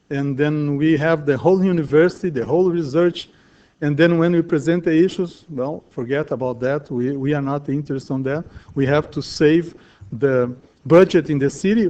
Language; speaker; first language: English; non-native, fluent; Portuguese